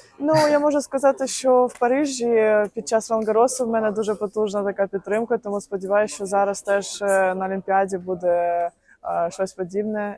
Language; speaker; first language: Ukrainian; non-native, local second language; Russian